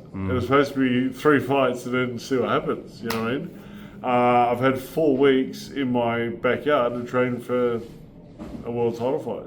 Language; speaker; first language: English; native; English